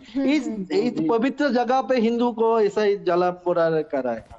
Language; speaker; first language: Hindi; non-native, learner; Bangla